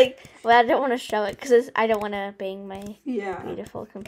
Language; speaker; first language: English; native; English